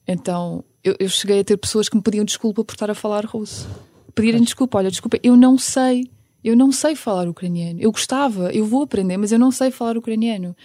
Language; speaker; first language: Portuguese; early bilingual, other home language; Ukrainian